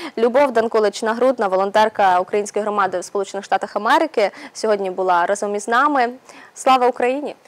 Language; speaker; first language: Ukrainian; native; Ukrainian